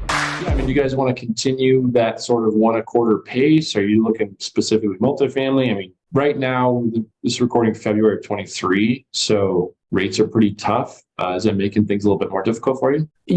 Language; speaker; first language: English; native; English